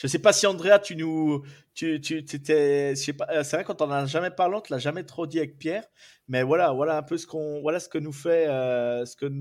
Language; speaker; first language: French; native; French